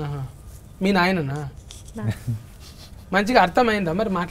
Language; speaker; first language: Telugu; native; Telugu